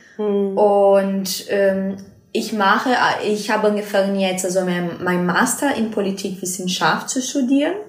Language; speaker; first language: German; non-native, fluent; Portuguese